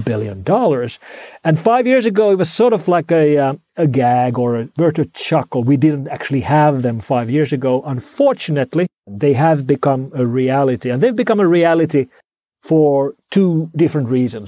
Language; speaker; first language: English; non-native, fluent; Finnish